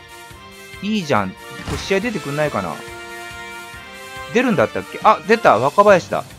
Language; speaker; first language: Japanese; native; Japanese